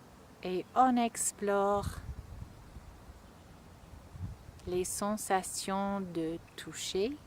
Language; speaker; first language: French; non-native, fluent; English